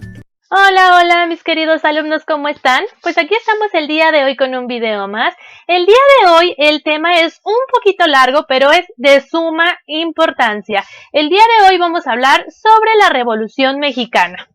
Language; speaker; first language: Spanish; native; Spanish